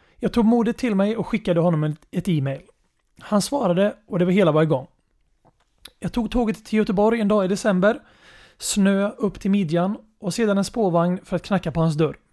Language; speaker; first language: Swedish; native; Swedish